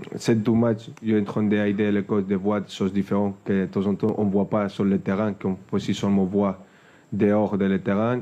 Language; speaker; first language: French; non-native, fluent; Spanish